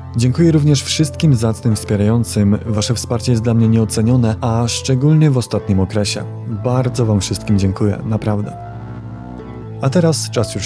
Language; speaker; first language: Polish; native; Polish